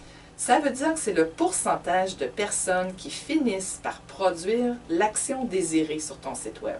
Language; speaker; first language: French; native; French